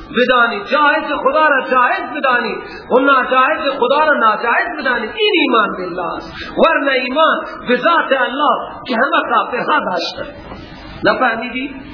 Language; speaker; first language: Persian; non-native, local second language; Baluchi